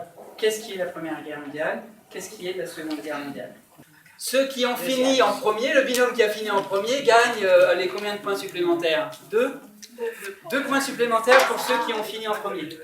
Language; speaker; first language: French; native; French